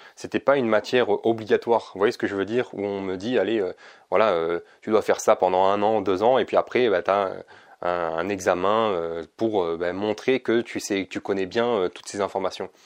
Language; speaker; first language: French; native; French